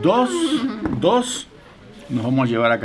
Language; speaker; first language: Spanish; native; Spanish